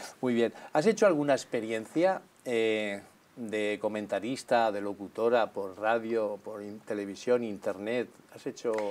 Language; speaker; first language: Spanish; native; Spanish